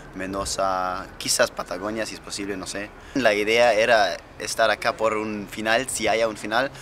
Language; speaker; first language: Spanish; non-native, learner; German